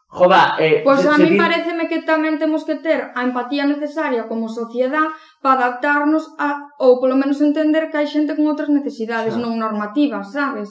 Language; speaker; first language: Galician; non-native, local second language; Spanish